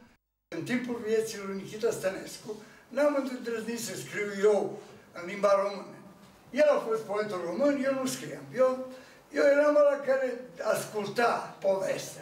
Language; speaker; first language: Romanian; non-native, fluent; Serbian